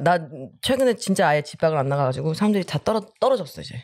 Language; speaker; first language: Korean; early bilingual, heritage; Korean